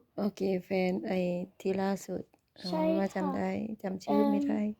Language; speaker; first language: Thai; native; Thai